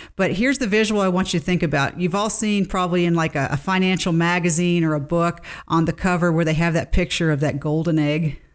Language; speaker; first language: English; native; English